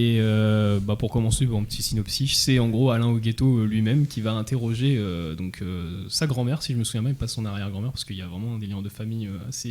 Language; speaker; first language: French; native; French